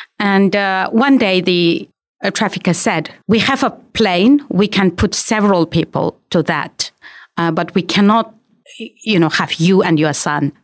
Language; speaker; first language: English; non-native, fluent; Uyghur